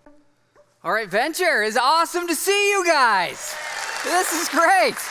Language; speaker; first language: English; native; English